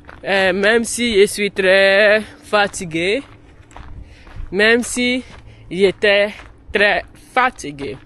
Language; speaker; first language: French; non-native, learner; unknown